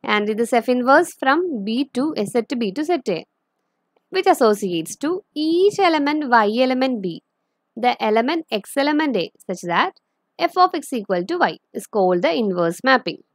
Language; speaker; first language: English; non-native, local second language; Malayalam